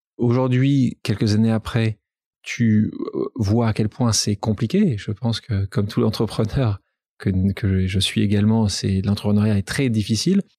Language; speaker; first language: French; native; French